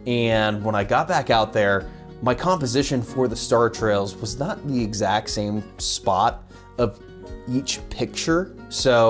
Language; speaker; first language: English; native; English